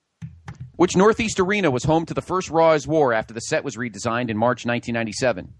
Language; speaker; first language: English; native; English